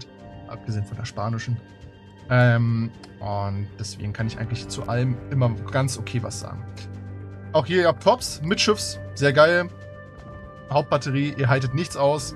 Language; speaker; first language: German; native; German